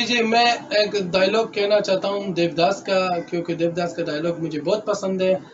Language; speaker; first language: Hindi; early bilingual, other home language; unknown